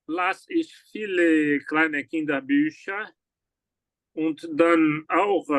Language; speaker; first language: German; non-native, learner; Portuguese